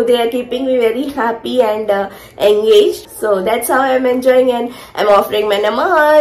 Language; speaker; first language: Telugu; native; Telugu